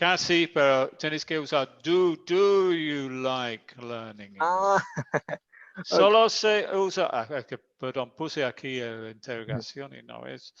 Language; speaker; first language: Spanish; non-native, fluent; English